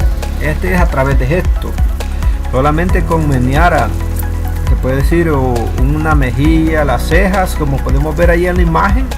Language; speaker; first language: Spanish; native; Spanish